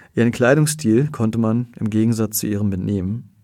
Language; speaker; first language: German; native; German